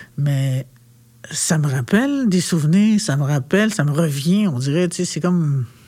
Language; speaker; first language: French; non-native, local second language; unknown